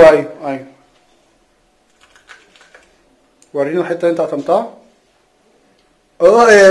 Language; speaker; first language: Arabic; native; Arabic